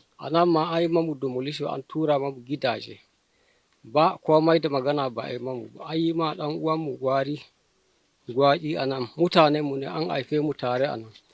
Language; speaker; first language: Hausa; non-native, local second language; Fula